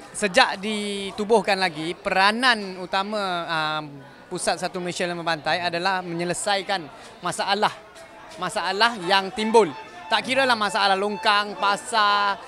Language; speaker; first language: Malay; non-native, local second language; Chinese